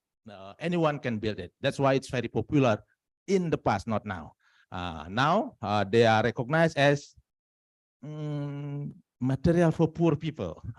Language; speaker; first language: English; non-native, fluent; Indonesian